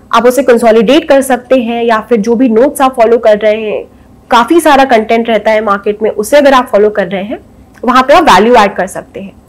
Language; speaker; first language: Hindi; native; Hindi